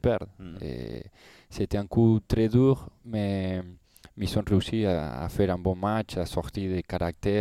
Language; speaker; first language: French; non-native, learner; Spanish